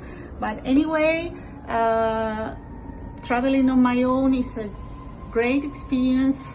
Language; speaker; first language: English; non-native, fluent; Spanish